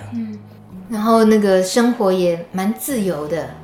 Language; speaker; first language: Chinese; native; Chinese